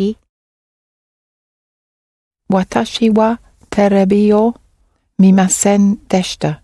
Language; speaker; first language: Japanese; non-native, learner; English